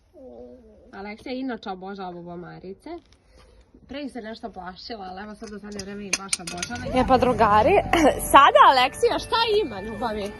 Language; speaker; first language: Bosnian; early bilingual, heritage; Serbian